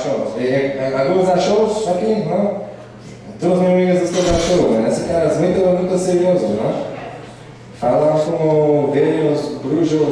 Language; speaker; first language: Portuguese; non-native, learner; English